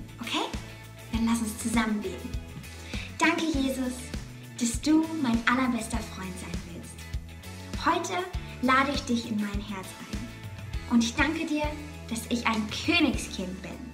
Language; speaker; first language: German; native; German